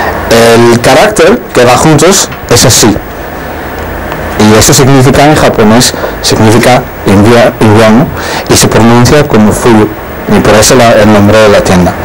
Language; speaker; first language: Spanish; non-native, fluent; Dutch